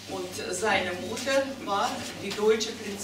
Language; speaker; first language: German; non-native, fluent; Russian